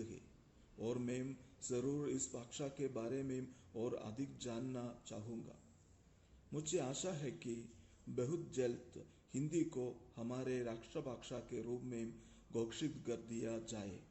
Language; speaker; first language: Hindi; non-native, fluent; Malayalam